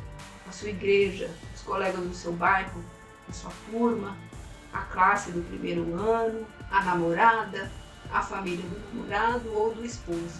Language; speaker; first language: Portuguese; native; Portuguese